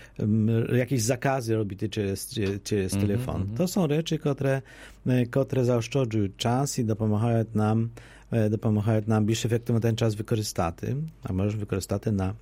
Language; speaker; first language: Polish; non-native, local second language; Ukrainian